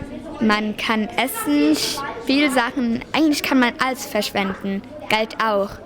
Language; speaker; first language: German; non-native, local second language; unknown